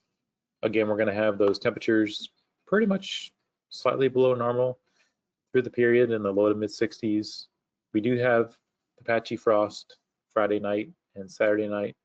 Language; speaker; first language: English; native; English